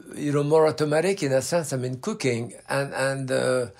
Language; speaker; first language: English; non-native, fluent; French